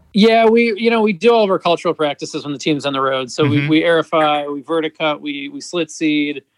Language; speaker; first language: English; native; English